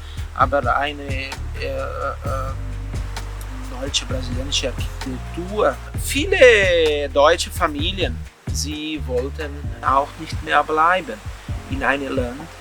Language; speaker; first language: German; non-native, fluent; Portuguese